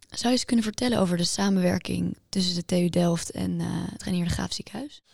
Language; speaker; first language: Dutch; native; Dutch